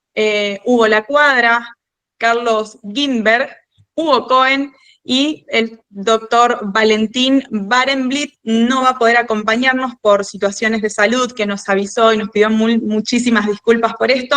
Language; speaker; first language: Spanish; native; Spanish